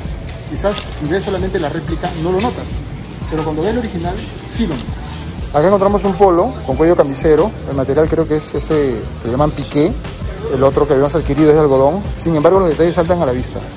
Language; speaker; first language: Spanish; native; Spanish